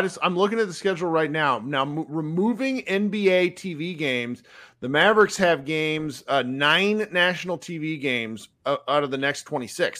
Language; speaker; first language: English; native; English